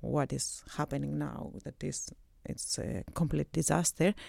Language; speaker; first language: English; non-native, fluent; Greek